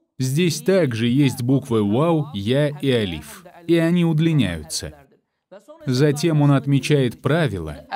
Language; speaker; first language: Russian; non-native, fluent; Azerbaijani